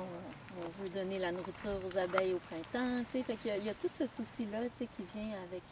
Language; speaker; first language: French; native; French